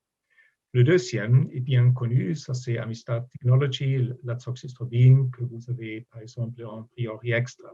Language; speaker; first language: French; non-native, fluent; German